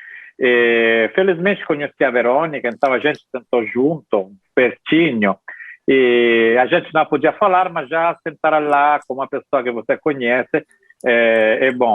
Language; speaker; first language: Portuguese; non-native, fluent; Italian